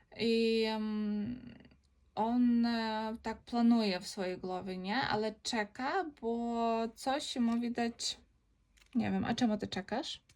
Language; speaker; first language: Polish; non-native, learner; Ukrainian